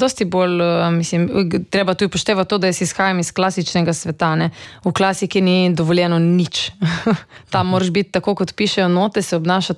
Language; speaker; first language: Slovenian; native; Slovenian